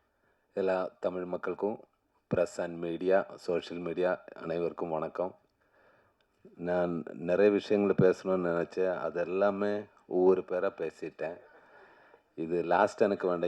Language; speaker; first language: Tamil; non-native, learner; Malayalam